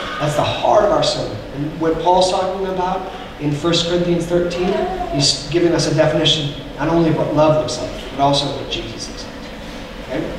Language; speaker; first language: English; native; English